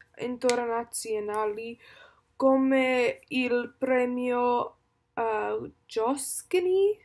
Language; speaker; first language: Italian; non-native, learner; English